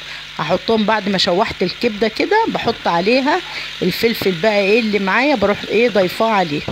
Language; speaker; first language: Arabic; native; Arabic